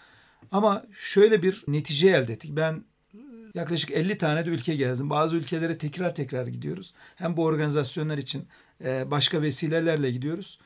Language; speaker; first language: Turkish; native; Turkish